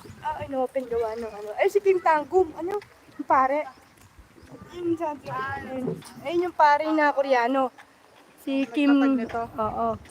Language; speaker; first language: Filipino; native; Filipino